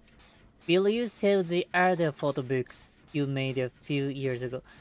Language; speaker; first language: English; non-native, learner; Japanese